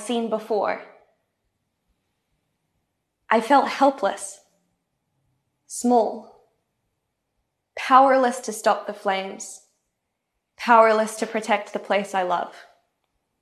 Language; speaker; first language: English; native; English